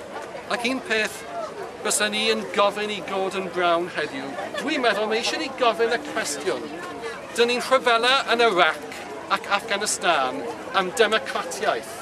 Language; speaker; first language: Welsh; non-native, local second language; English